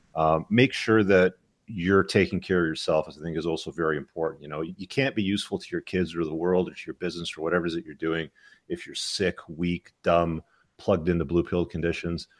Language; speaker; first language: English; native; English